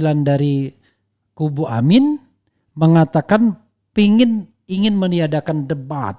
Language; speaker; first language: Indonesian; native; Indonesian